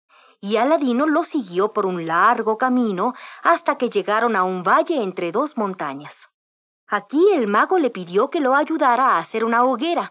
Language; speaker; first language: Spanish; native; Spanish